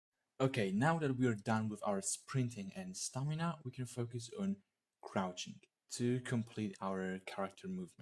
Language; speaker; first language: English; non-native, fluent; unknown